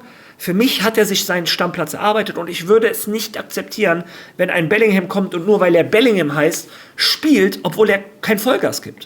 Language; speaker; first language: German; native; German